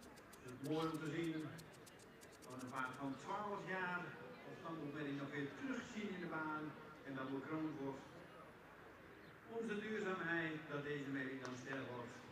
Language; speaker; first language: Dutch; native; Dutch